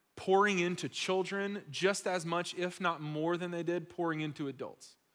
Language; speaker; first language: English; native; English